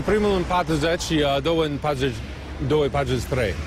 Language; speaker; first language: Romanian; non-native, learner; English